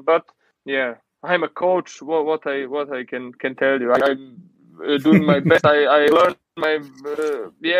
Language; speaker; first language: English; non-native, learner; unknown